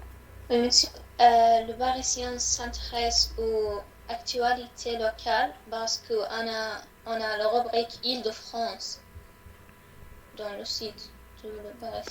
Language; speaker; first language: French; non-native, learner; Arabic